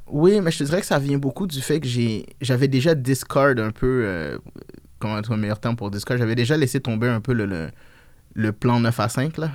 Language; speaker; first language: French; early bilingual, other home language; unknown